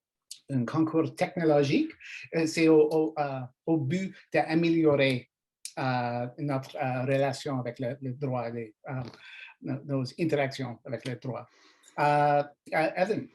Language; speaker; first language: French; non-native, learner; English